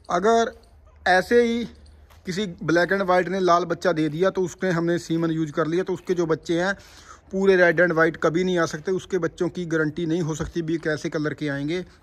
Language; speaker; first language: Hindi; non-native, local second language; Punjabi